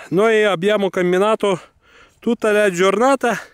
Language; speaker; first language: Italian; non-native, learner; Russian